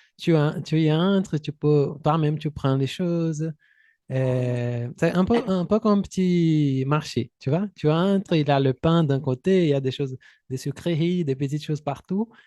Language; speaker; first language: French; non-native, fluent; Portuguese